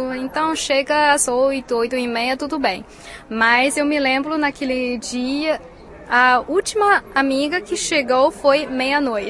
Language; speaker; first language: Portuguese; non-native, fluent; Chinese